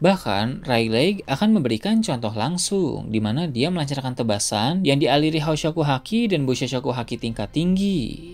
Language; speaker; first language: Indonesian; native; Indonesian